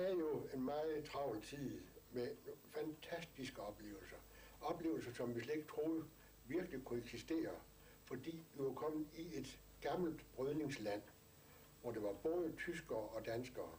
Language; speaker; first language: Danish; native; Danish